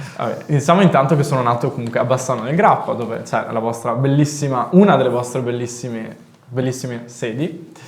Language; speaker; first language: Italian; native; Italian